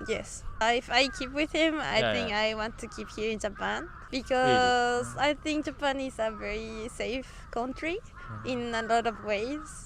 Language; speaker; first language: English; non-native, fluent; Spanish